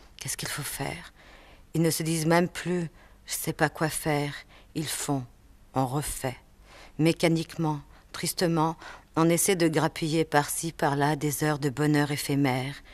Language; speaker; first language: French; native; French